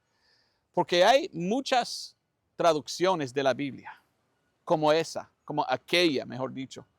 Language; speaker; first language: Spanish; non-native, fluent; English